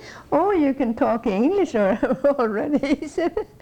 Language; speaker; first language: English; non-native, fluent; Swedish